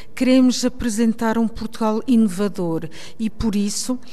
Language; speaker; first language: Portuguese; early bilingual, heritage; Portuguese